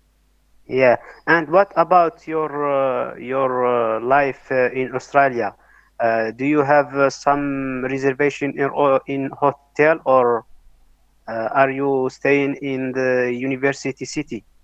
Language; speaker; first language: English; non-native, learner; Arabic